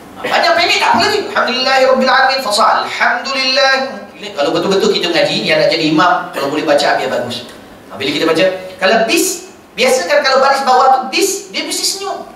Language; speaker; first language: Malay; native; Malay